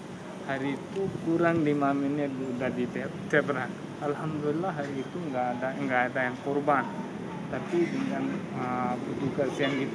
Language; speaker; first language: Indonesian; non-native, learner; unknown